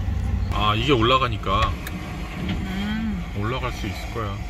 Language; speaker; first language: Korean; native; Korean